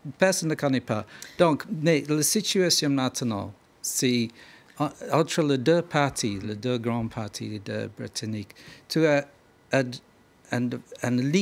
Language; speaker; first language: French; non-native, learner; English